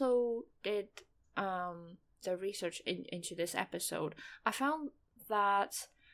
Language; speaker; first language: English; non-native, fluent; Chinese